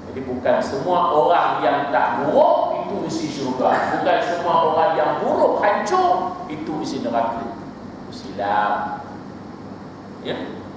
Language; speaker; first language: Malay; native; Malay